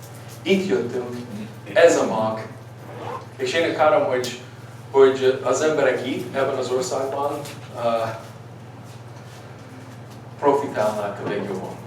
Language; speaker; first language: Hungarian; early bilingual, heritage; English